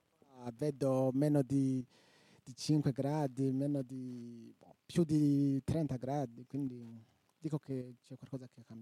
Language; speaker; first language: Italian; non-native, local second language; Rundi